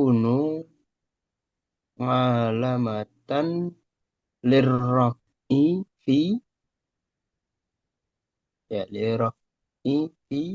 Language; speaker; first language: Arabic; non-native, learner; Indonesian